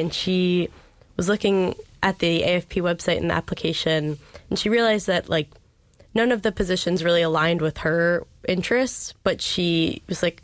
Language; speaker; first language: English; native; English